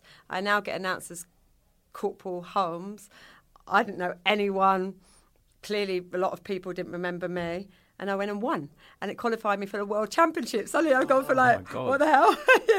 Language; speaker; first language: English; native; English